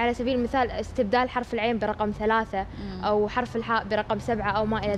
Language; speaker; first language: Arabic; native; Arabic